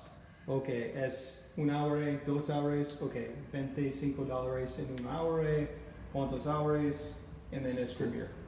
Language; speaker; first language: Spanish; non-native, learner; English